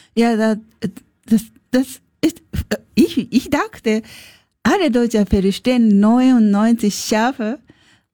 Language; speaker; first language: German; non-native, learner; Japanese